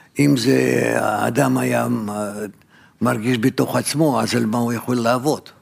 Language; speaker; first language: Hebrew; non-native, fluent; Russian